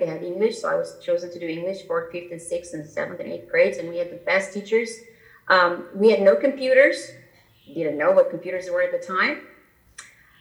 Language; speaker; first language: English; non-native, fluent; Albanian